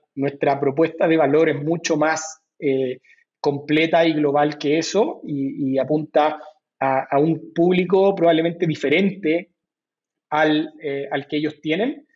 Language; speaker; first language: Spanish; native; Spanish